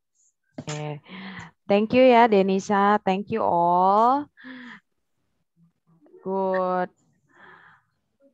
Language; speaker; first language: English; non-native, learner; Indonesian